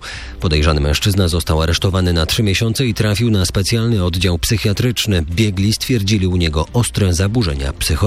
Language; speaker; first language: Polish; native; Polish